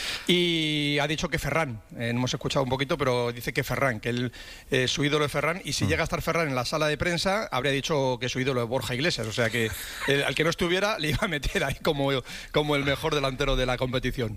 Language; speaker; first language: Spanish; native; Spanish